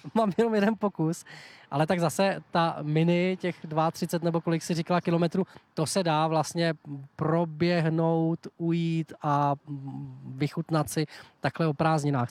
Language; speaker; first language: Czech; native; Czech